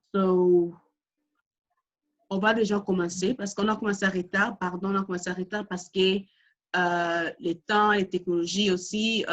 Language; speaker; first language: French; non-native, learner; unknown